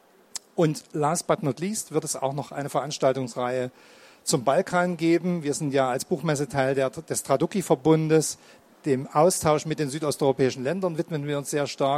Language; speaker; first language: German; native; German